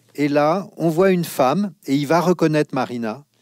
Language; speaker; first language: French; native; French